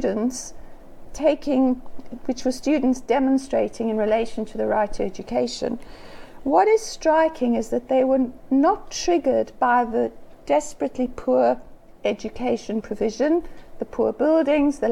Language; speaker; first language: English; native; English